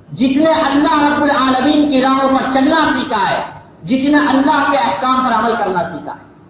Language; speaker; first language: Urdu; native; Urdu